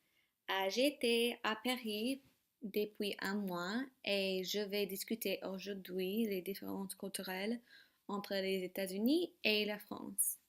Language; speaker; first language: French; non-native, learner; English